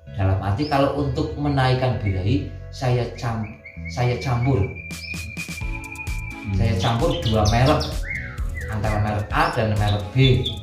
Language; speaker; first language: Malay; non-native, local second language; Javanese